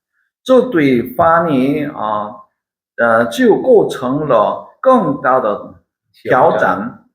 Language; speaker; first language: Chinese; non-native, fluent; Korean